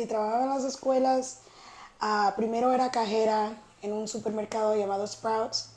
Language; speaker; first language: Spanish; early bilingual, heritage; Spanish